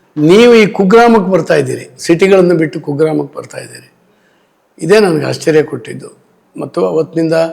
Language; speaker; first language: Kannada; native; Kannada